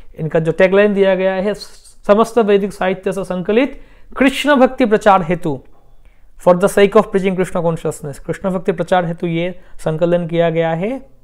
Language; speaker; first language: Hindi; non-native, local second language; Bangla